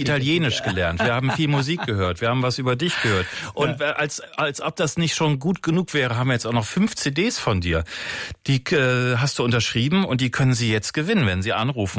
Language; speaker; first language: German; native; German